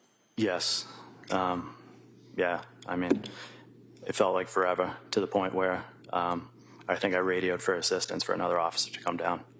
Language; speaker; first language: English; native; English